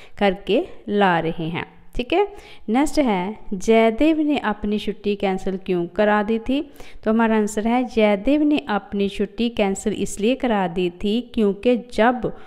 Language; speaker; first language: Hindi; non-native, local second language; Punjabi